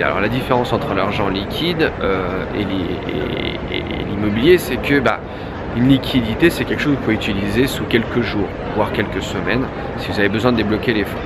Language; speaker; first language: French; native; French